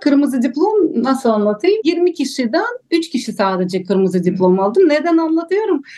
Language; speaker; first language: Turkish; non-native, learner; Russian